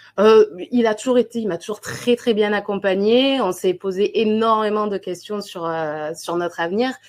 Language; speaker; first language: French; native; French